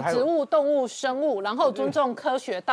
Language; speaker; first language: Chinese; native; Chinese